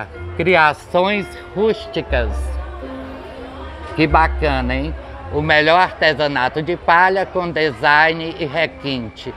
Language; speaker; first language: Portuguese; native; Portuguese